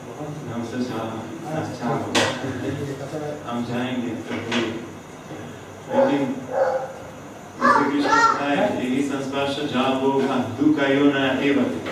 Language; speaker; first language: Hindi; non-native, fluent; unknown